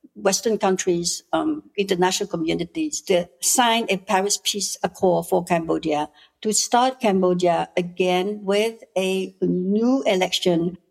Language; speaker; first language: English; non-native, fluent; Khmer